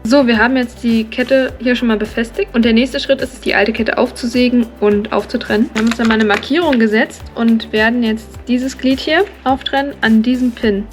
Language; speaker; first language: German; native; German